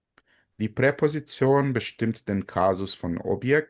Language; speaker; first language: German; non-native, fluent; Portuguese